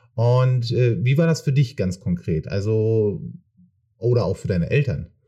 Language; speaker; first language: German; native; German